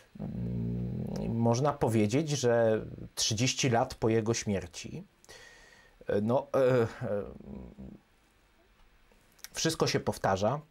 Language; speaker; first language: Polish; native; Polish